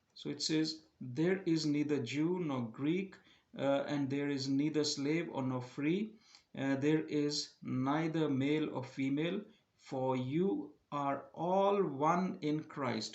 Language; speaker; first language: English; non-native, local second language; Hindi